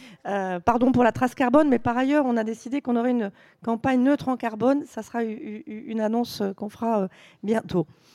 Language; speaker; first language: French; native; French